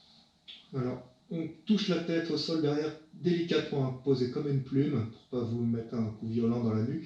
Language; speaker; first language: French; native; French